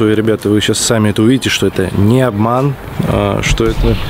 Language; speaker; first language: Russian; native; Russian